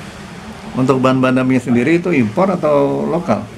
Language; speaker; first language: Indonesian; native; Indonesian